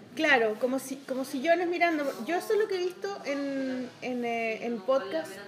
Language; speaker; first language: Spanish; native; Spanish